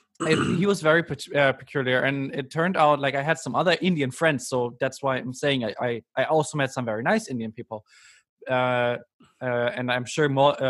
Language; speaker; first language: English; non-native, fluent; German